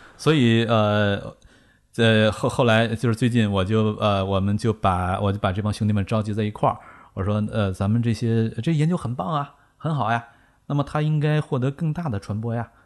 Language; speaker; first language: Chinese; native; Chinese